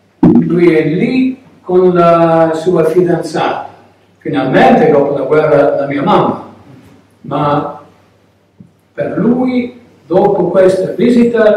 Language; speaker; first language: Italian; non-native, learner; English